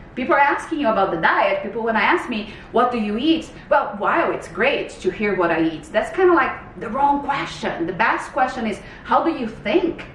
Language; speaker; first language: English; non-native, fluent; Portuguese